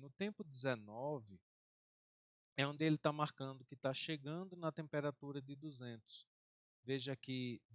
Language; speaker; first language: Portuguese; native; Portuguese